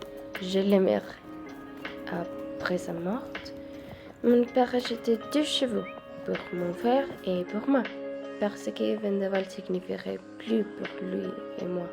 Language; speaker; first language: French; non-native, learner; Spanish